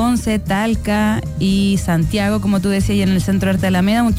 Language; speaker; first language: Spanish; native; Spanish